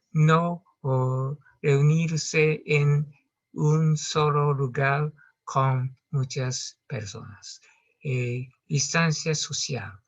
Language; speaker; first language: Spanish; non-native, learner; Japanese